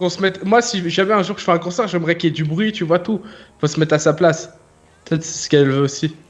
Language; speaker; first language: French; native; French